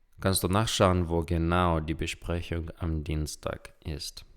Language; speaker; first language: German; non-native, fluent; Ukrainian